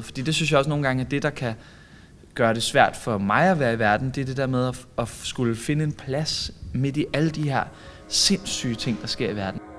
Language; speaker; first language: Danish; native; Danish